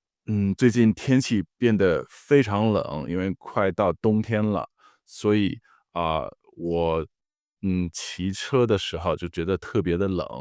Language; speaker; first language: Chinese; non-native, fluent; English